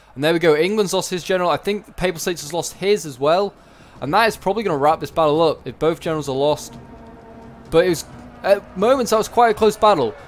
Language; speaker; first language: English; native; English